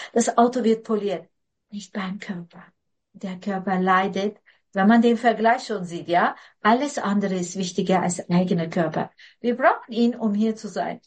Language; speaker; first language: German; non-native, fluent; Turkish